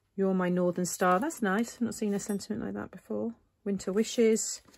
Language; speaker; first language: English; native; English